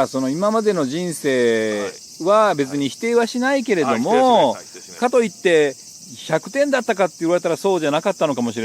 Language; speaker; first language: Japanese; native; Japanese